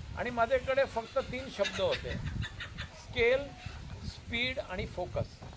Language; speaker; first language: Marathi; non-native, local second language; Gujarati